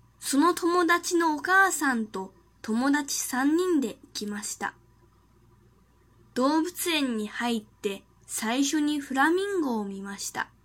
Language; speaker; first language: Japanese; non-native, fluent; Chinese